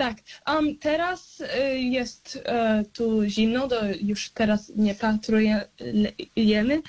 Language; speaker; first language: Polish; early bilingual, heritage; Polish